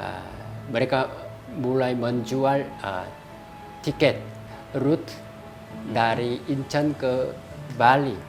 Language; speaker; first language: Indonesian; non-native, fluent; Korean